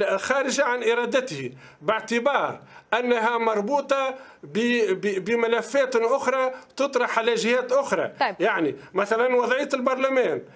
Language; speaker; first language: Arabic; native; Arabic